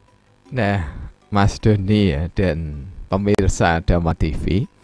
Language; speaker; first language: Indonesian; native; Indonesian